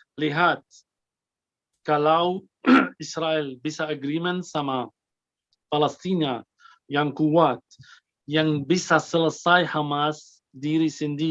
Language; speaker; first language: Indonesian; non-native, fluent; Arabic